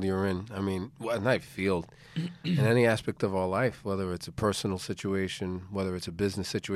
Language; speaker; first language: English; native; English